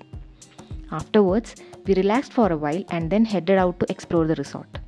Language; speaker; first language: English; non-native, local second language; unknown